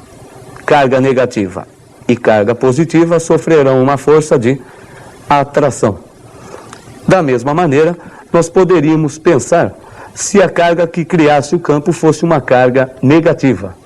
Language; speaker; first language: Portuguese; native; Portuguese